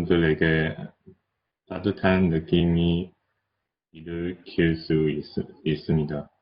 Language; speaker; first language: Korean; non-native, learner; Chinese